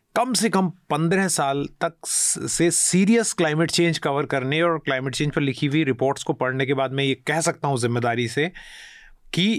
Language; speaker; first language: Hindi; native; Hindi